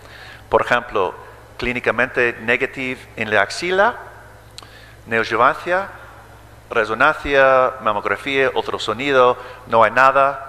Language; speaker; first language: Spanish; early bilingual, heritage; English